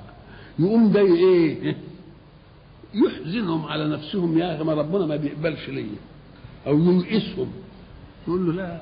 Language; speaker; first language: Arabic; native; Arabic